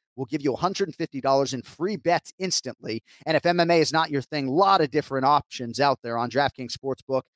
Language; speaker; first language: English; native; English